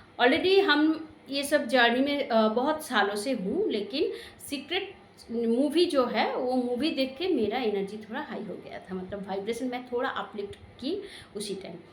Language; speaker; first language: Hindi; non-native, local second language; Bangla